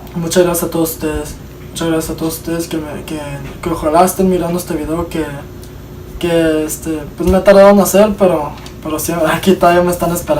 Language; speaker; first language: Spanish; early bilingual, heritage; Spanish